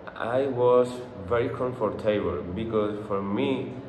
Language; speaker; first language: English; non-native, learner; Spanish